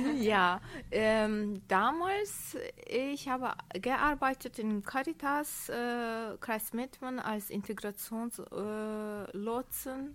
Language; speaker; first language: German; non-native, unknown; Azerbaijani